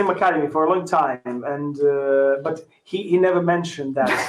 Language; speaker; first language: English; non-native, fluent; Italian